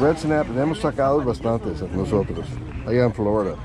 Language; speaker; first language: Spanish; non-native, fluent; English